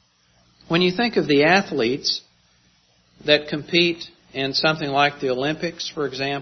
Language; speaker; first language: English; native; English